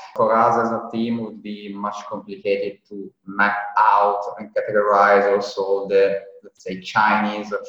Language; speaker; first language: English; non-native, fluent; Italian